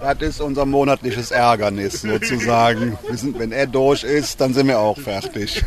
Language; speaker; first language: German; native; German